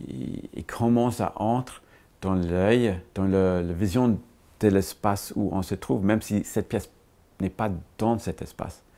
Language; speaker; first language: French; non-native, fluent; English